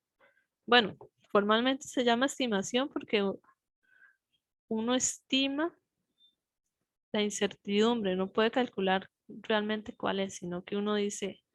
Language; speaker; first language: Spanish; native; Spanish